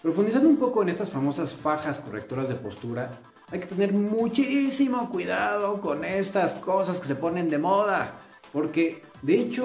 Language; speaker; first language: Spanish; native; Spanish